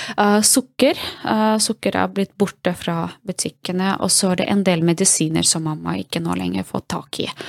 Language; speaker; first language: Norwegian; non-native, fluent; Russian